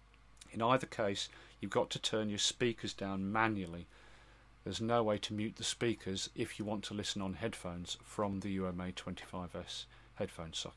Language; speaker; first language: English; native; English